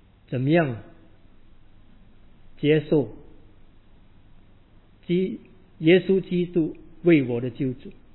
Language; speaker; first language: Chinese; non-native, learner; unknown